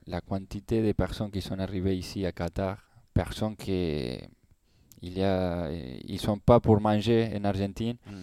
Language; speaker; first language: French; non-native, learner; Spanish